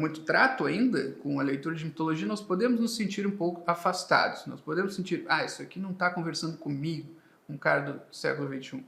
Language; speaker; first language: Portuguese; native; Portuguese